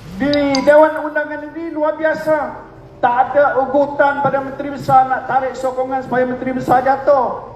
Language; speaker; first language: Malay; native; Malay